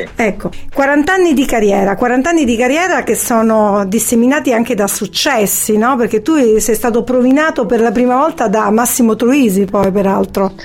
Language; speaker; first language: Italian; native; Italian